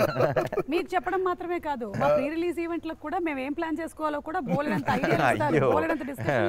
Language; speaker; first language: Telugu; native; Telugu